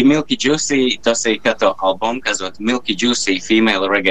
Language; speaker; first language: Bulgarian; non-native, learner; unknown